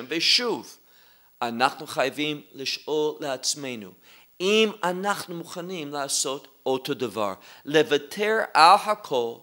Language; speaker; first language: Hebrew; non-native, fluent; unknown